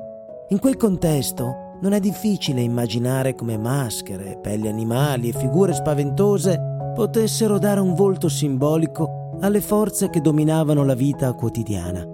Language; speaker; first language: Italian; native; Italian